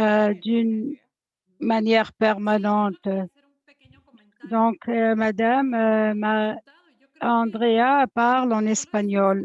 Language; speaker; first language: French; non-native, fluent; English